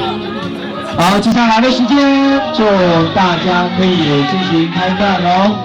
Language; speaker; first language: Chinese; native; Chinese